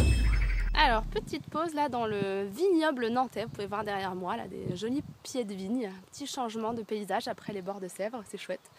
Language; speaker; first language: French; native; French